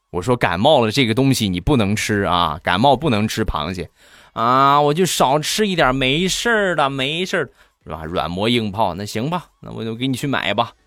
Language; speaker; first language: Chinese; native; Chinese